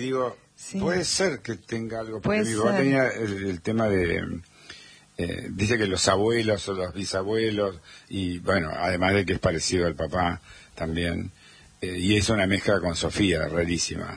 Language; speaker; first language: Spanish; native; Spanish